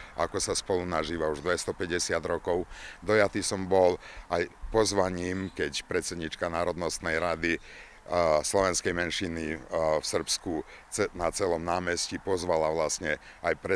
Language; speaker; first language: Slovak; native; Slovak